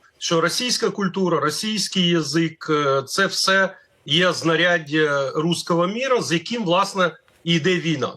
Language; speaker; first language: Ukrainian; native; Ukrainian